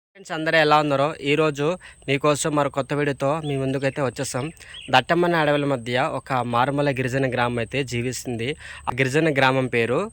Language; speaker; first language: Telugu; native; Telugu